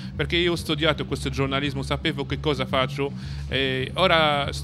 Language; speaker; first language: Italian; non-native, fluent; Arabic